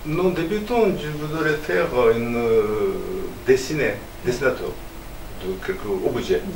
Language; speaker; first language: French; non-native, learner; Japanese